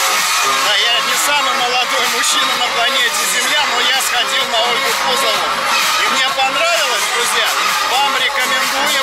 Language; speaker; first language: Russian; native; Russian